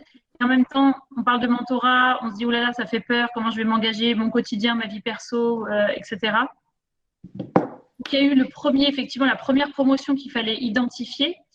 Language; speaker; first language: French; native; French